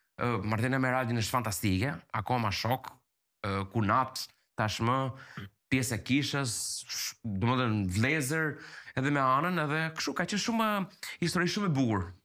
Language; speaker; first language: Albanian; native; Albanian